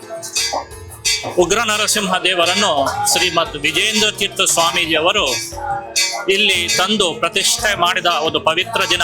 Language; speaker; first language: Kannada; non-native, local second language; Konkani